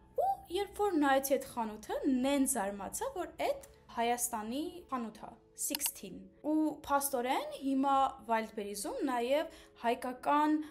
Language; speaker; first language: Armenian; early bilingual, heritage; Armenian